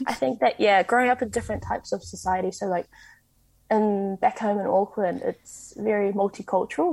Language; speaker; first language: English; native; English